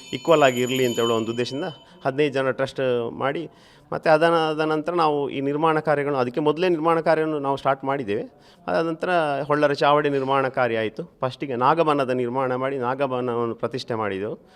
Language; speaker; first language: Kannada; native; Kannada